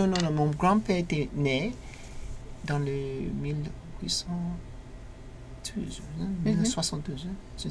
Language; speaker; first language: French; non-native, learner; English